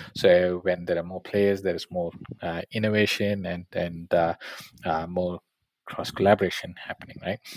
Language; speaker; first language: English; non-native, local second language; Tamil